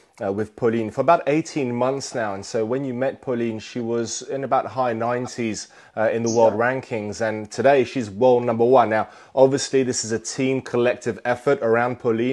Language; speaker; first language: English; native; English